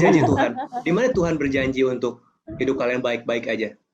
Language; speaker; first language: Indonesian; native; Indonesian